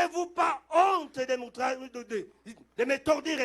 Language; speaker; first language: French; non-native, local second language; Lingala